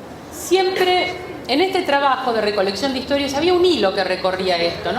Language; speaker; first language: Spanish; native; Spanish